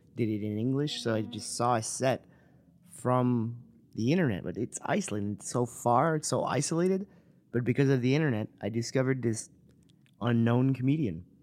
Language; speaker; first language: English; non-native, local second language; French